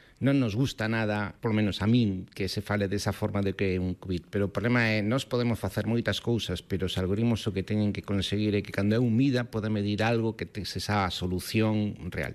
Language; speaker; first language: Galician; non-native, local second language; Spanish